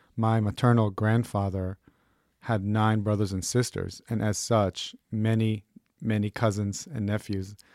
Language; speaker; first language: English; early bilingual, other home language; Hebrew